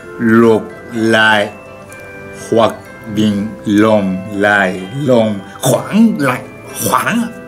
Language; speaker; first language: Vietnamese; non-native, learner; Japanese